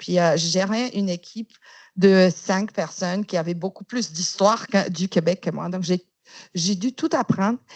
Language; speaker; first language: French; non-native, fluent; Romanian